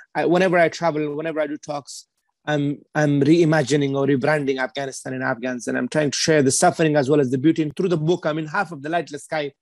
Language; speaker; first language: English; non-native, fluent; Persian